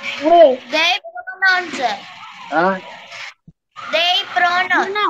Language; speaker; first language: English; non-native, learner; Tamil